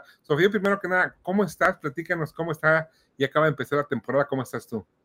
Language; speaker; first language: Spanish; native; Spanish